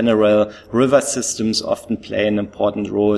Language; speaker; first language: English; non-native, fluent; German